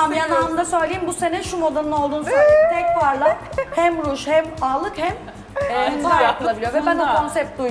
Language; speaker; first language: Turkish; native; Turkish